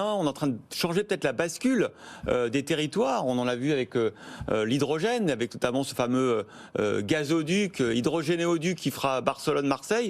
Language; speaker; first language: French; native; French